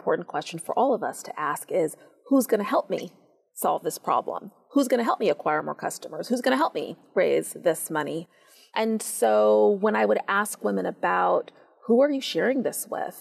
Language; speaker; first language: English; native; English